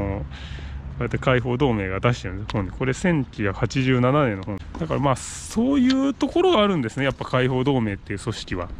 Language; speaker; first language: Japanese; native; Japanese